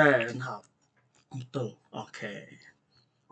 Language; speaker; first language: Chinese; non-native, fluent; Indonesian